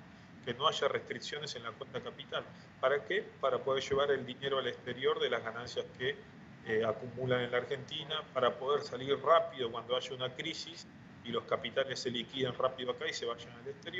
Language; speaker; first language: Spanish; native; Spanish